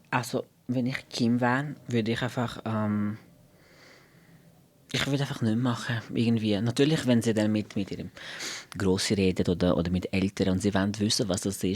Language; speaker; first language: German; non-native, fluent; Portuguese